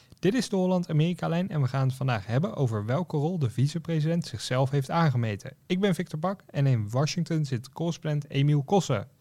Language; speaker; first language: Dutch; native; Dutch